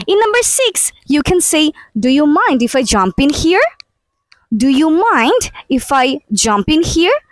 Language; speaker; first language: English; non-native, local second language; Bangla